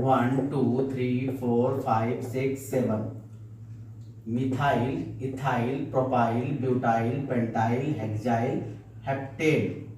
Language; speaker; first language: English; non-native, local second language; Hindi